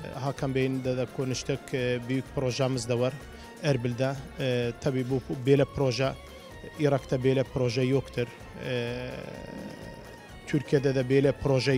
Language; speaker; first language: Turkish; non-native, fluent; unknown